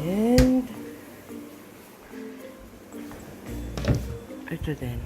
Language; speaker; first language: Filipino; native; Filipino